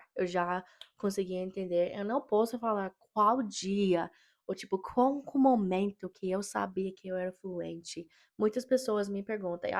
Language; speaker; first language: Portuguese; non-native, fluent; English